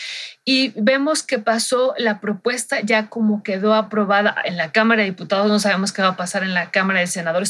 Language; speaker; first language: Spanish; native; Spanish